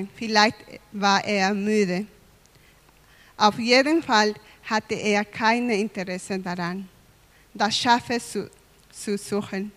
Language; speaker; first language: German; non-native, fluent; Spanish